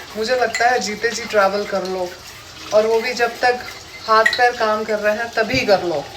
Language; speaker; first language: Hindi; native; Hindi